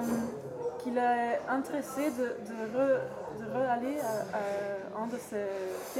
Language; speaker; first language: French; non-native, learner; Dutch